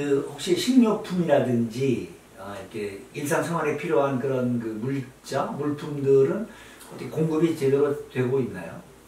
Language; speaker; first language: Korean; native; Korean